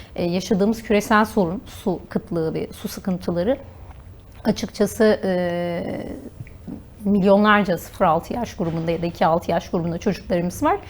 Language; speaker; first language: Turkish; native; Turkish